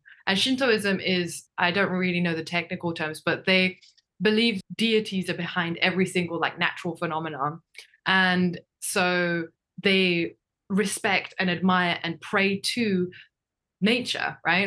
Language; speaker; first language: English; non-native, fluent; Japanese